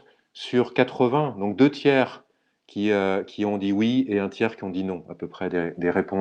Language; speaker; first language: French; native; French